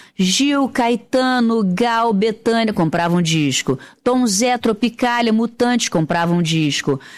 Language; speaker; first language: Portuguese; native; Portuguese